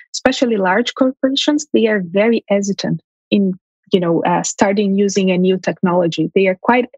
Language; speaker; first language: English; early bilingual, heritage; Armenian